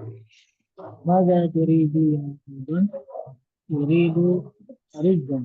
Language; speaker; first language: Arabic; non-native, learner; Indonesian